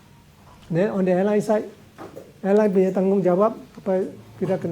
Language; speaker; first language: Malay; non-native, local second language; Cantonese